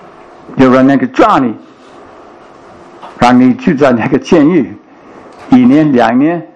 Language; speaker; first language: Chinese; non-native, fluent; English